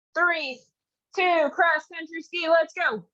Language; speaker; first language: English; native; English